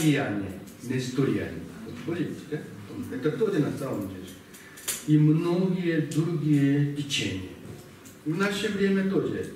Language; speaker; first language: Russian; non-native, learner; Korean